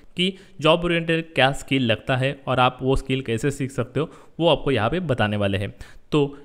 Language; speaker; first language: Hindi; native; Hindi